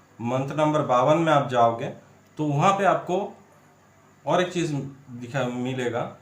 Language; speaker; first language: Hindi; non-native, local second language; Bangla